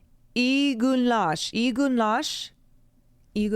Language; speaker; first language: Turkish; non-native, learner; English